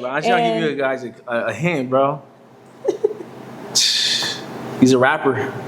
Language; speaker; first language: English; native; English